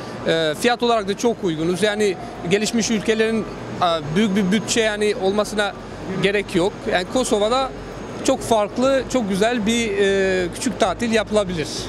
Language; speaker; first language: Turkish; non-native, fluent; Albanian